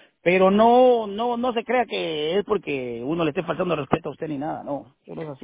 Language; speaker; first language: Spanish; native; Spanish